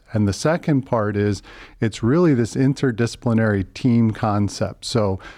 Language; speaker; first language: English; native; English